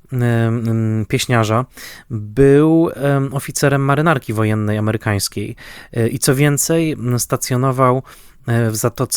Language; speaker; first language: Polish; native; Polish